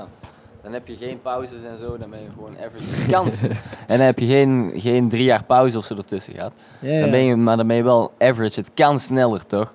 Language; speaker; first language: Dutch; native; Dutch